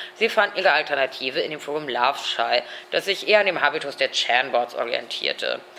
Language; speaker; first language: German; native; German